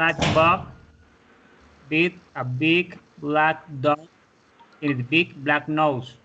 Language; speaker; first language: English; non-native, fluent; Spanish